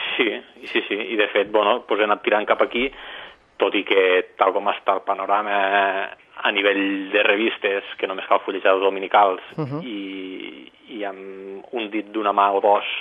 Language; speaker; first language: Catalan; native; Catalan